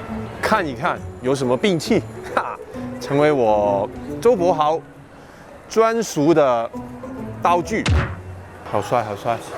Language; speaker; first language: Chinese; non-native, local second language; Cantonese